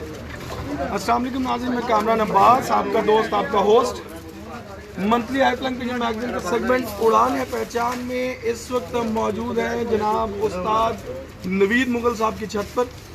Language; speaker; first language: Hindi; non-native, local second language; Punjabi